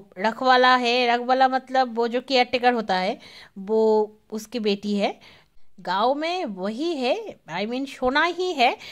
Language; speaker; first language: Hindi; non-native, local second language; Bangla